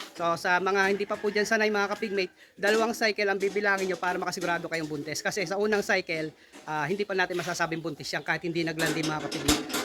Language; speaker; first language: Filipino; native; Filipino